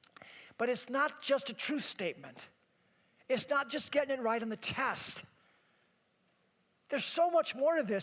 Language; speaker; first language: English; native; English